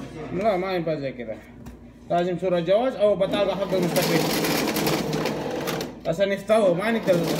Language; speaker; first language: Arabic; non-native, learner; Filipino